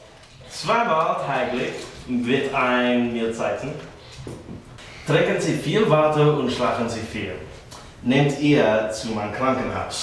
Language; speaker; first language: German; non-native, learner; English